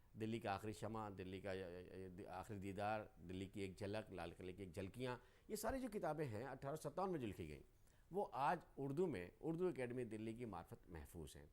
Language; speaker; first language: Urdu; native; Urdu